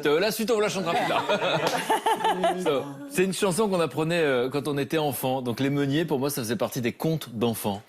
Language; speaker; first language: French; native; French